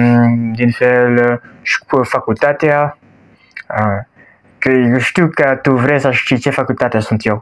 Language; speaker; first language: Romanian; non-native, learner; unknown